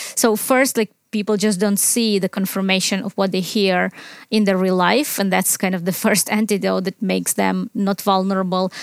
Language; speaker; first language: English; non-native, fluent; Ukrainian